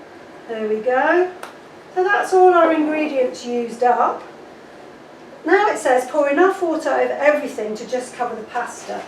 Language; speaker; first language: English; native; English